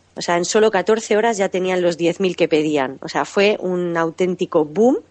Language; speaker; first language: Spanish; native; Spanish